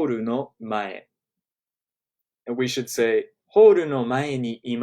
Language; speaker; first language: Japanese; non-native, fluent; English